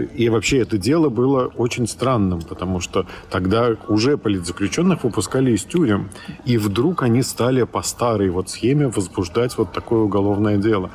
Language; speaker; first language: Russian; native; Russian